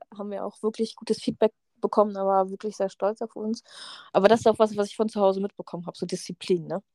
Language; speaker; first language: German; native; German